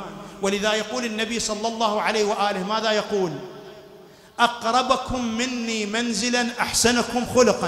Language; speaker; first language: Arabic; native; Arabic